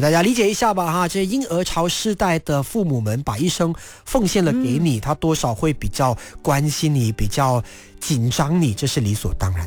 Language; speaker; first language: Chinese; native; Chinese